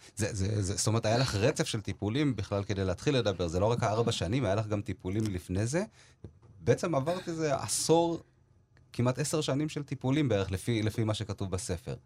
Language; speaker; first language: Hebrew; early bilingual, other home language; Amharic